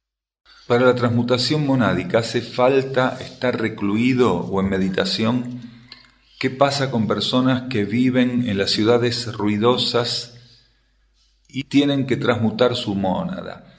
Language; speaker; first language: Spanish; native; Spanish